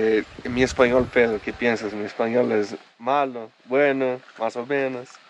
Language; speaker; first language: Spanish; non-native, learner; English